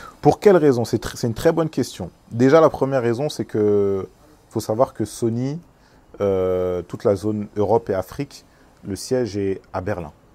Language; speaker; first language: French; early bilingual, other home language; Lingala